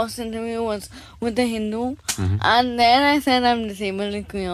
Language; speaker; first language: English; non-native, local second language; Bangla